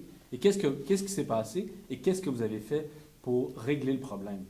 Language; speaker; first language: French; native; French